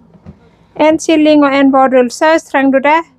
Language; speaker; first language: Norwegian; non-native, learner; Thai